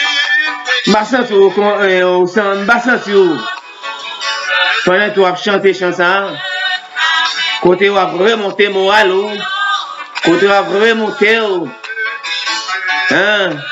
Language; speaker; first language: French; non-native, local second language; Haitian Creole